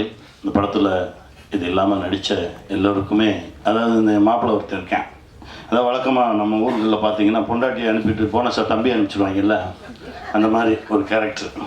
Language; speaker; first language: Tamil; native; Tamil